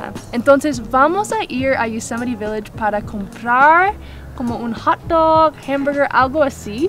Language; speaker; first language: Spanish; non-native, learner; English